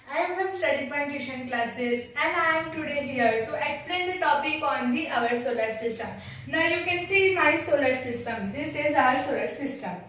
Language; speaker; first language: English; non-native, local second language; Hindi